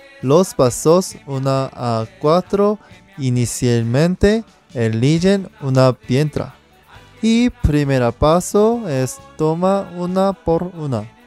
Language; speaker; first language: Spanish; non-native, learner; Korean